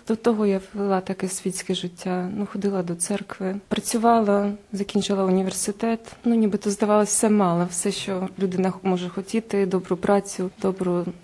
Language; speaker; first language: Ukrainian; native; Ukrainian